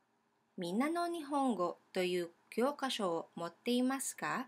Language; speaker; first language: Japanese; non-native, fluent; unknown